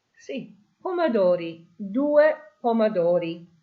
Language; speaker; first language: Italian; non-native, fluent; English